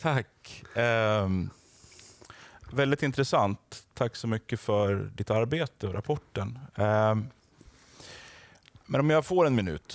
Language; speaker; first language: Swedish; native; Swedish